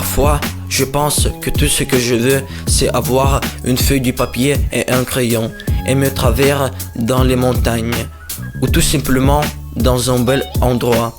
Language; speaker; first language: French; non-native, fluent; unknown